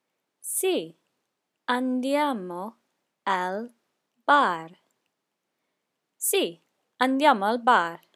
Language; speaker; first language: Italian; early bilingual, heritage; English